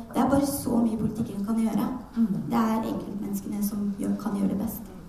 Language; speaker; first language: Norwegian; early bilingual, other home language; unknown